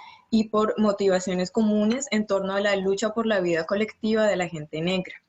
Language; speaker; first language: Spanish; native; Spanish